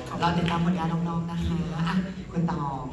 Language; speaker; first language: Thai; native; Thai